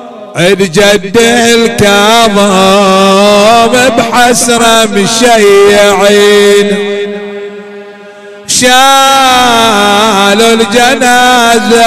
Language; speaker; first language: Arabic; native; Arabic